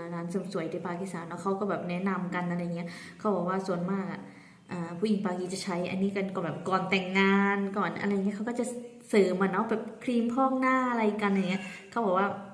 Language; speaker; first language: Thai; native; Thai